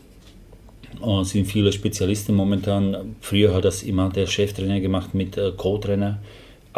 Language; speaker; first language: German; non-native, fluent; Slovak